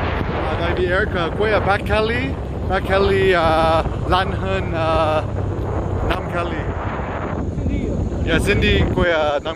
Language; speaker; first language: Vietnamese; non-native, learner; English